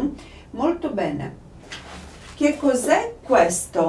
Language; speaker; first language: Italian; non-native, fluent; Polish